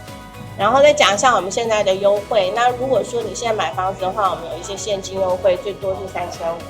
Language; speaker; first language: Chinese; native; Chinese